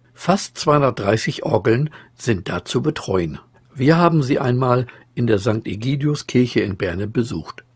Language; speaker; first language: German; native; German